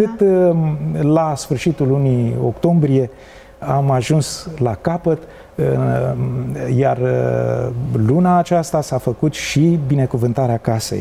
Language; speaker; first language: Romanian; native; Romanian